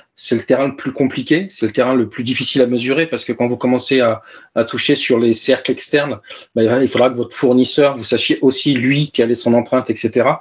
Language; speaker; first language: French; native; French